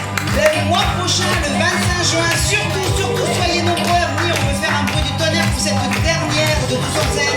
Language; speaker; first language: French; native; French